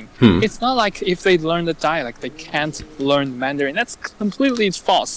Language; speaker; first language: English; non-native, fluent; Chinese